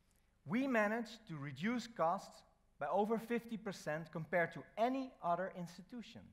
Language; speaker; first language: English; non-native, fluent; Dutch